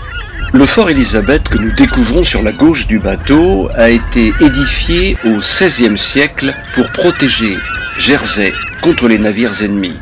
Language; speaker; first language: French; native; French